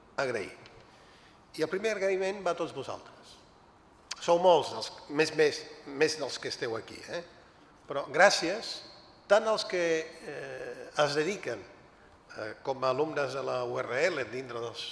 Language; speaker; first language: Catalan; non-native, fluent; Italian